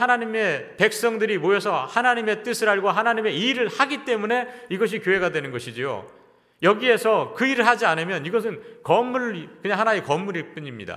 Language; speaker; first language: Korean; native; Korean